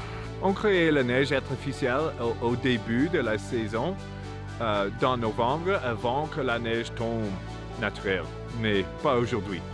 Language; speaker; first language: French; non-native, local second language; English